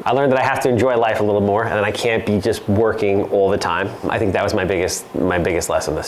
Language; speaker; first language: English; native; English